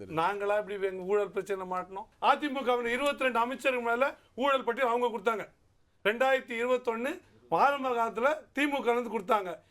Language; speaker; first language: Tamil; native; Tamil